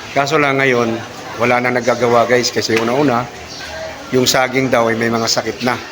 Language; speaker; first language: Filipino; non-native, local second language; Cebuano